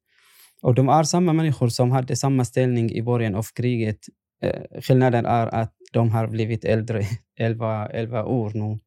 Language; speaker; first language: Swedish; non-native, fluent; Arabic